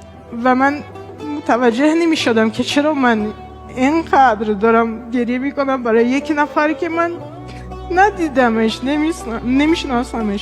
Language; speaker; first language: Persian; non-native, fluent; Portuguese